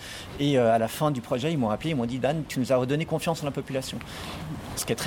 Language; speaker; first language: French; native; French